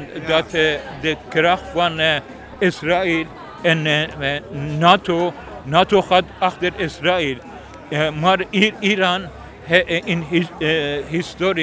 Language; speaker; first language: Dutch; non-native, learner; Persian